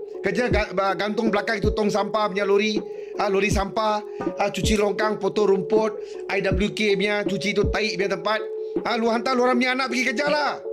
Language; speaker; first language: Malay; non-native, local second language; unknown